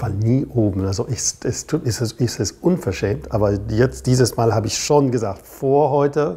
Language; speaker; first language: German; non-native, fluent; English